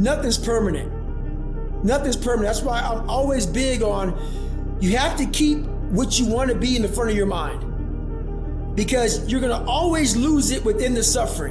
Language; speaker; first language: English; native; English